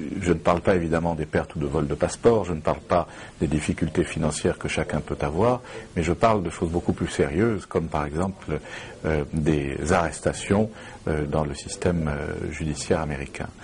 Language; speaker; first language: French; native; French